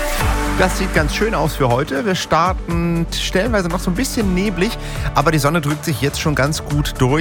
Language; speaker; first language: German; native; German